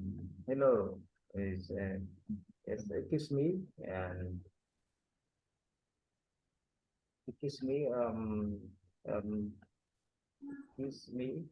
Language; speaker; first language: English; non-native, learner; Vietnamese